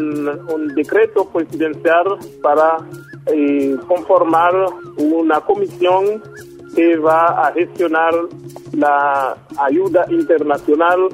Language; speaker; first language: Spanish; non-native, local second language; Haitian Creole